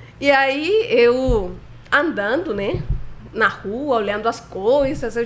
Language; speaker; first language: Portuguese; non-native, fluent; Spanish